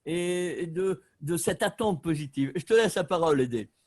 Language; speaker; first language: French; native; French